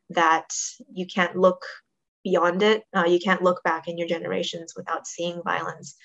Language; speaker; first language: English; native; English